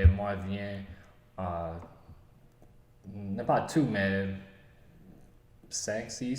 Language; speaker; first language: French; non-native, learner; English